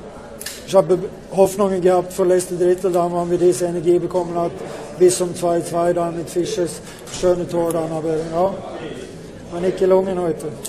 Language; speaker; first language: German; non-native, fluent; Swedish